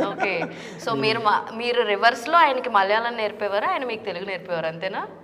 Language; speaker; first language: Telugu; native; Telugu